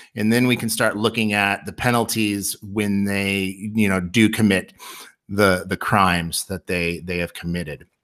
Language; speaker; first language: English; native; English